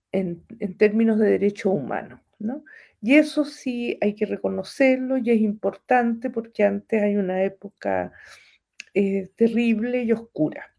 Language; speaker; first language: Spanish; native; Spanish